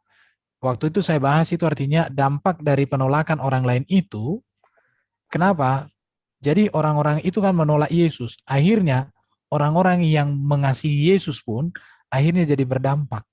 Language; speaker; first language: Indonesian; native; Indonesian